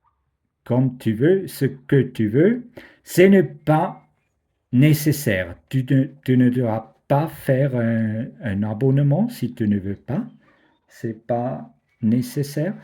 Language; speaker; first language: French; non-native, fluent; German